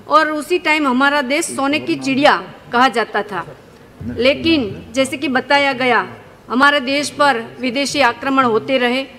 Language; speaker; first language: Hindi; non-native, local second language; Gujarati